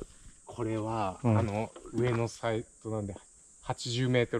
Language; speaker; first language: Japanese; native; Japanese